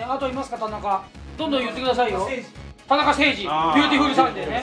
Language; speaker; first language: Japanese; native; Japanese